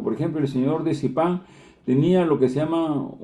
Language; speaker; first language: Spanish; native; Spanish